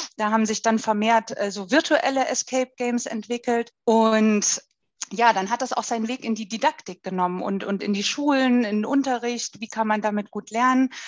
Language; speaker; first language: German; native; German